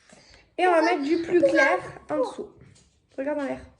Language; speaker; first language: French; native; French